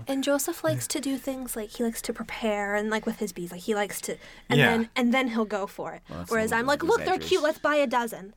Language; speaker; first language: English; native; English